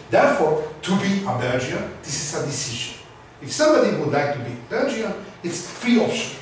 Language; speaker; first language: English; non-native, learner; Hungarian